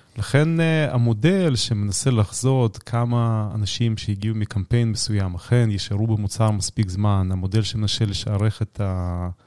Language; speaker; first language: Hebrew; native; Hebrew